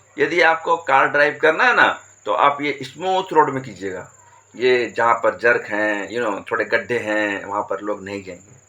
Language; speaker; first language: Hindi; native; Hindi